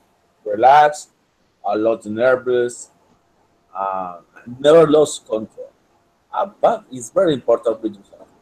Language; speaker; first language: English; non-native, learner; Spanish